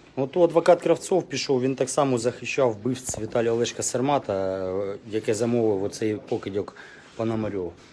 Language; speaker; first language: Ukrainian; native; Ukrainian